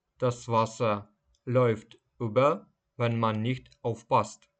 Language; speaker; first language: German; non-native, fluent; Ukrainian